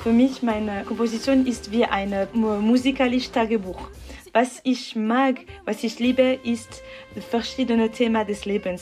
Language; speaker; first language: German; non-native, learner; French